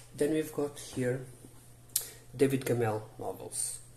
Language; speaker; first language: English; non-native, learner; Portuguese